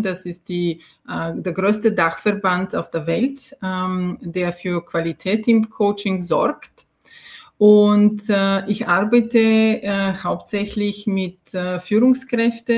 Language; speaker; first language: German; non-native, fluent; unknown